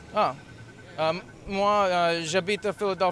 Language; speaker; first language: French; non-native, learner; English